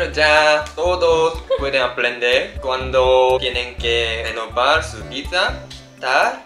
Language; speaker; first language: Spanish; non-native, learner; Japanese